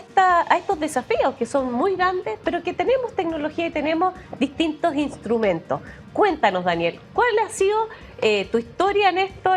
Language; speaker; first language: Spanish; native; Spanish